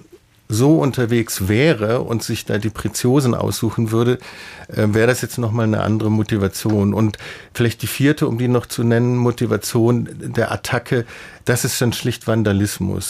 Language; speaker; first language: German; native; German